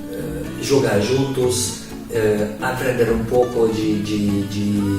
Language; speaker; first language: Portuguese; non-native, learner; Hungarian